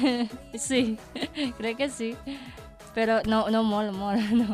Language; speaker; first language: Catalan; non-native, learner; Indonesian